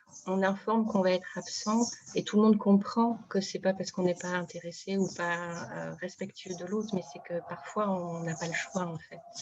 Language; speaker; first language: French; native; French